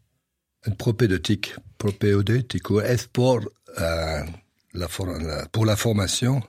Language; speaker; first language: Dutch; non-native, learner; French